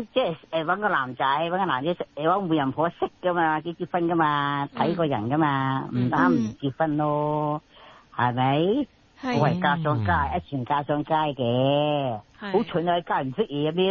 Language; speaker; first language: Cantonese; native; Cantonese